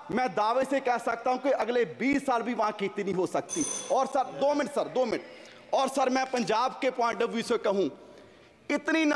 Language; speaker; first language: Hindi; native; Hindi